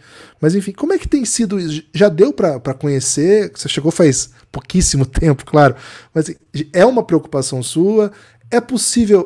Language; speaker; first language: Portuguese; native; Portuguese